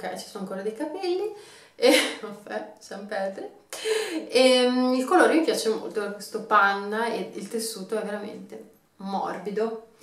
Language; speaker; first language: Italian; native; Italian